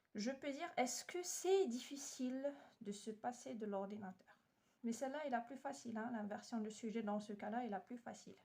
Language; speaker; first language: French; non-native, local second language; Arabic